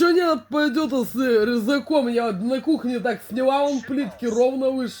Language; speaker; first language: Russian; native; Russian